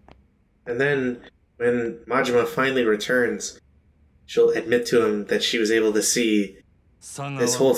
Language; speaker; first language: English; native; English